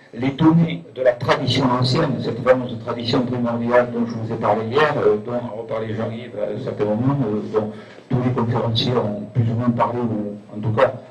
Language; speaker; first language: French; native; French